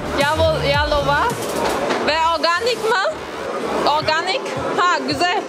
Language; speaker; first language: Turkish; non-native, learner; German